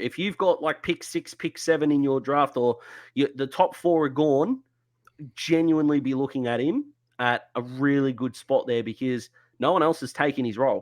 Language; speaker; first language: English; native; English